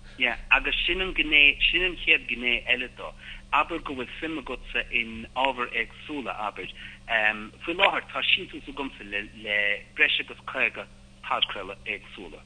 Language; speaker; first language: Irish; native; Irish